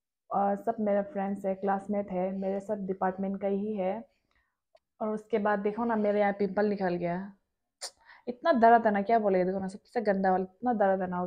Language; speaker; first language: Hindi; non-native, local second language; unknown